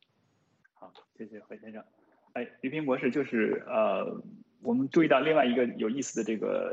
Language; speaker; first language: Chinese; native; Chinese